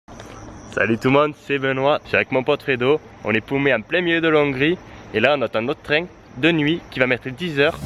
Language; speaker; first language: French; native; French